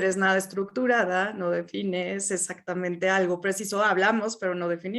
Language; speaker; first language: Spanish; native; Spanish